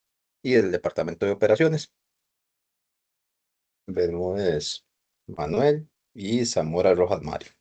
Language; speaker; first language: Spanish; native; Spanish